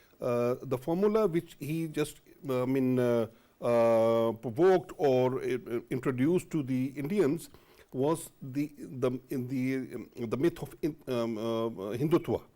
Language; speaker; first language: English; non-native, local second language; Urdu